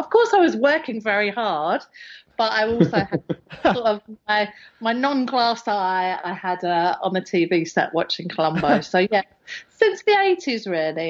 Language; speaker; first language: English; native; English